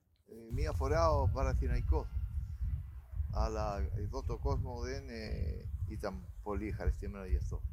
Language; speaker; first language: Greek; non-native, learner; Spanish